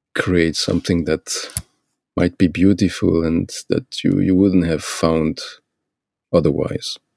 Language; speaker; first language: English; non-native, fluent; Portuguese